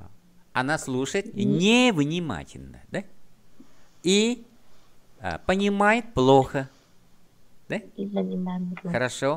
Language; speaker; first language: Russian; non-native, fluent; Vietnamese